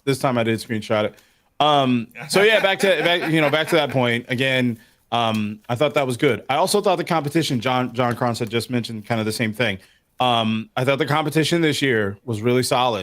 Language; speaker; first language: English; native; English